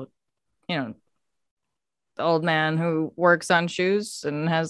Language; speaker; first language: English; native; English